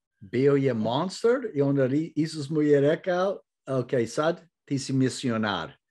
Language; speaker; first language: Croatian; early bilingual, heritage; Croatian